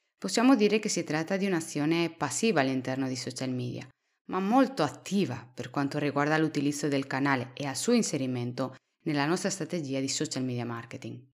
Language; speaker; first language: Italian; non-native, fluent; Spanish